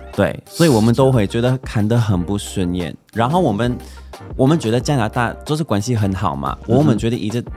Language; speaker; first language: Chinese; non-native, fluent; English